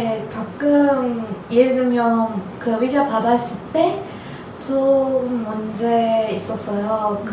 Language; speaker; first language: Korean; non-native, learner; Turkish